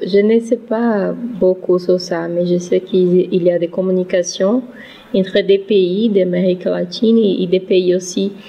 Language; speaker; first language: French; non-native, learner; Portuguese